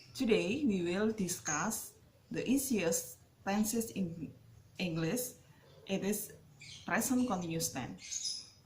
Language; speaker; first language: English; non-native, fluent; Indonesian